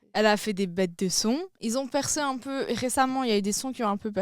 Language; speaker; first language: French; native; French